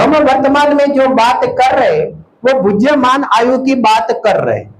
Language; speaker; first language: Hindi; non-native, local second language; Gujarati